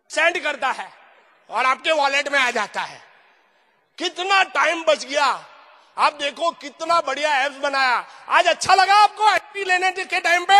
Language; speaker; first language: Hindi; non-native, local second language; Gujarati